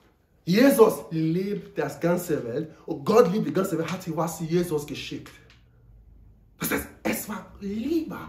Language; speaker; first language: German; non-native, learner; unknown